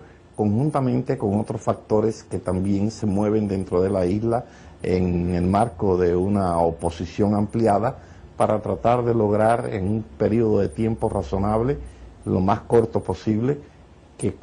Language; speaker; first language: Spanish; native; Spanish